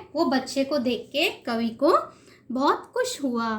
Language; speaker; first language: Hindi; non-native, local second language; Kannada